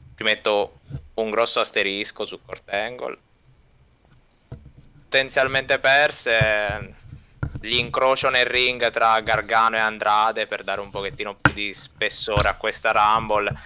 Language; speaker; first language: Italian; native; Italian